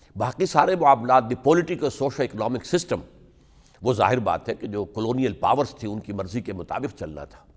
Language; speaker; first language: Urdu; native; Urdu